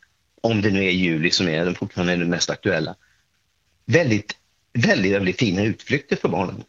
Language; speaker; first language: Swedish; native; Swedish